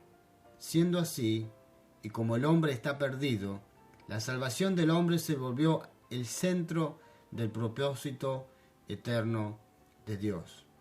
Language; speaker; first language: Spanish; non-native, fluent; French